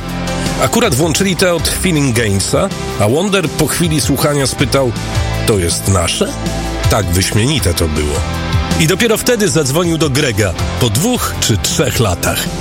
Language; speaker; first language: Polish; native; Polish